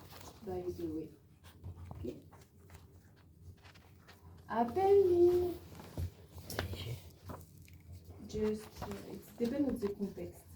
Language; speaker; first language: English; non-native, learner; French